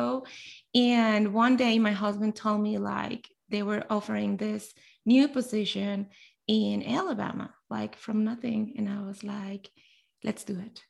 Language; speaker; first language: English; non-native, fluent; Spanish